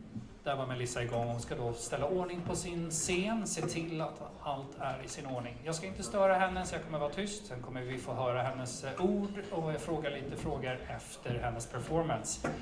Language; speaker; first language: Swedish; native; Swedish